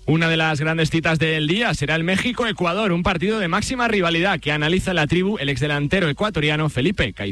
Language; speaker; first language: Spanish; native; Spanish